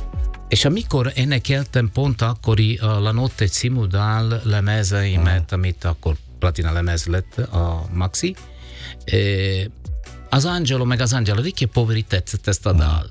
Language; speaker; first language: Hungarian; non-native, learner; Italian